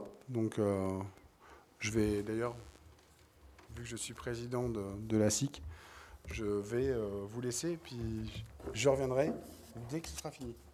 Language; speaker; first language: French; native; French